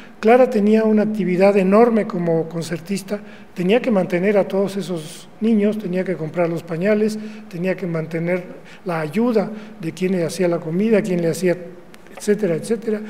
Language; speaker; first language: Spanish; native; Spanish